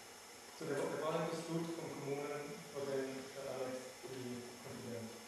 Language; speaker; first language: Swedish; non-native, learner; German